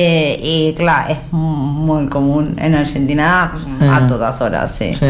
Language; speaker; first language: Catalan; non-native, learner; Spanish